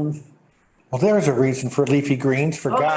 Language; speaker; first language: English; native; English